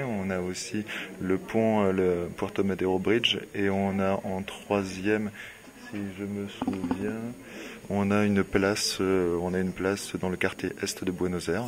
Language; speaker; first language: French; native; French